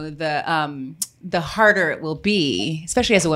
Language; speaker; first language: English; native; English